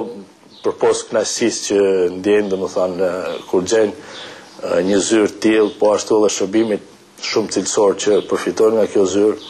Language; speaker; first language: Albanian; native; Albanian